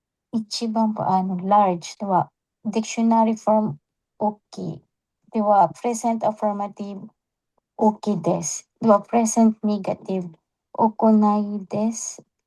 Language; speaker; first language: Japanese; non-native, learner; Filipino